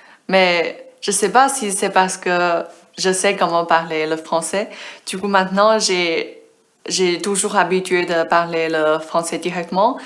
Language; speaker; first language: French; non-native, fluent; Chinese